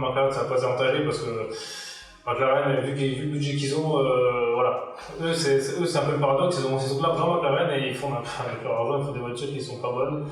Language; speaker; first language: French; native; French